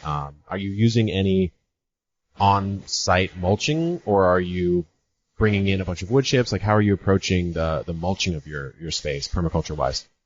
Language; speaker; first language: English; native; English